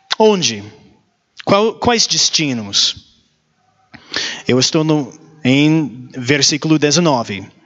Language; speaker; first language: Portuguese; non-native, learner; English